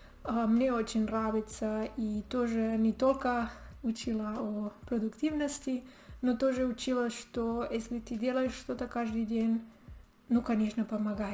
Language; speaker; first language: Russian; non-native, learner; Spanish